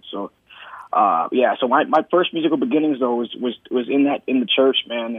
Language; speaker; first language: English; native; English